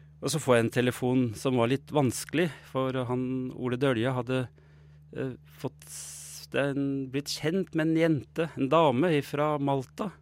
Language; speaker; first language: Norwegian; native; Norwegian